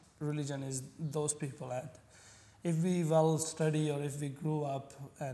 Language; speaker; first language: English; non-native, local second language; Punjabi